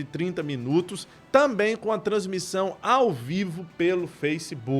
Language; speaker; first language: Portuguese; native; Portuguese